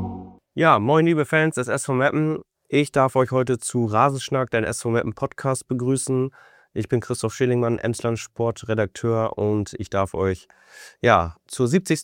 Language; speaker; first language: German; native; German